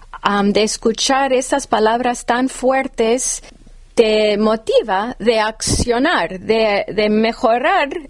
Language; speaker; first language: Spanish; non-native, fluent; English